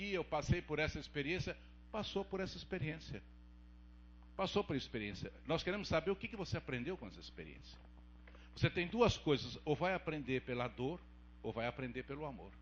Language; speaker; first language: Portuguese; native; Portuguese